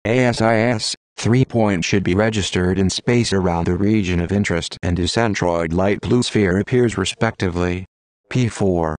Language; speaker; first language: English; non-native, fluent; Greek